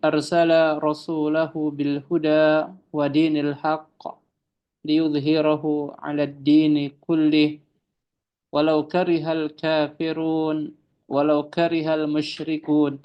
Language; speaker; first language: Arabic; non-native, fluent; Indonesian